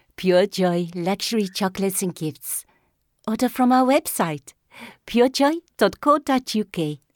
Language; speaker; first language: English; native; English